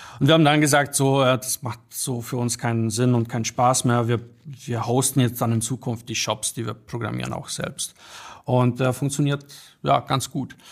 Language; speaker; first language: German; early bilingual, other home language; Polish